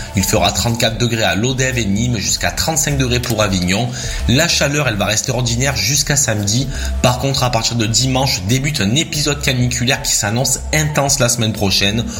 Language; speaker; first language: French; native; French